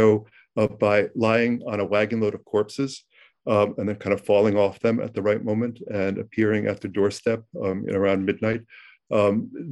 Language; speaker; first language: English; early bilingual, other home language; Ukrainian